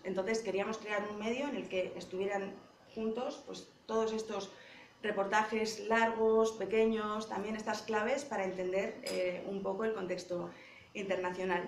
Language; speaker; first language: Spanish; native; Spanish